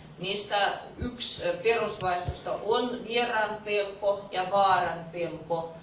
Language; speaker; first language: Finnish; non-native, fluent; Russian